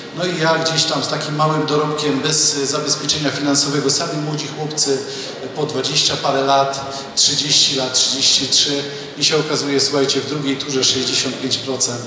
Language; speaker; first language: Polish; native; Polish